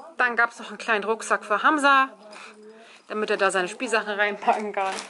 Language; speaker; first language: German; early bilingual, other home language; Turkish